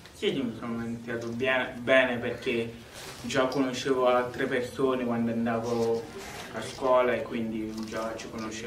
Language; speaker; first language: Italian; early bilingual, other home language; Lingala